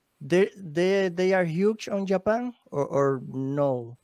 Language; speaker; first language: English; non-native, learner; Spanish